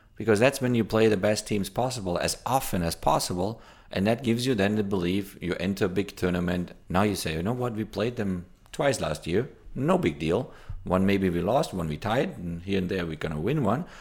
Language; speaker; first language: English; non-native, fluent; German